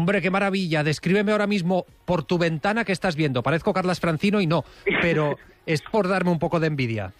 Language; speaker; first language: Spanish; native; Spanish